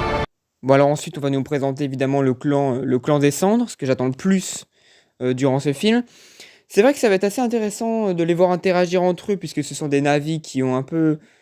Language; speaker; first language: French; native; French